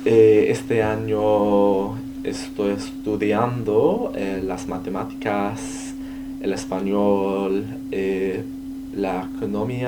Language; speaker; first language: Spanish; non-native, learner; English